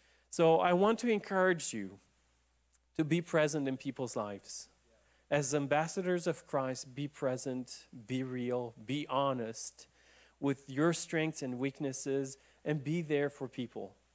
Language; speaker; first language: English; non-native, fluent; Romanian